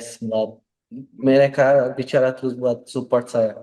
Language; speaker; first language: Indonesian; non-native, learner; Portuguese